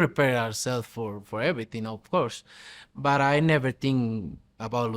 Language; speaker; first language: English; non-native, fluent; Spanish